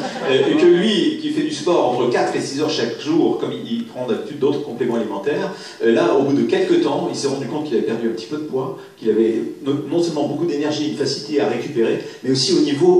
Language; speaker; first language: French; native; French